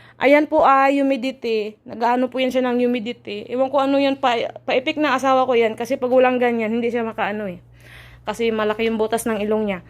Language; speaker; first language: Filipino; non-native, local second language; Cebuano